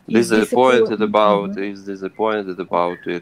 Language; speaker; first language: English; non-native, learner; Ukrainian